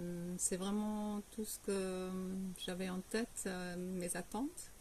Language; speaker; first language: French; non-native, fluent; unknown